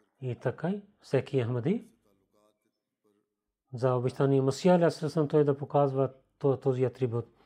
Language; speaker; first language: Bulgarian; non-native, learner; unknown